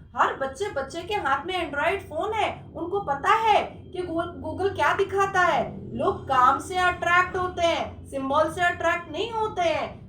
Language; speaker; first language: Hindi; native; Hindi